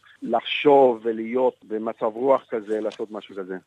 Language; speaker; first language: Hebrew; non-native, fluent; English